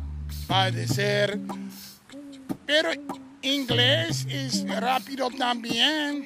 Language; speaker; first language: Spanish; non-native, learner; English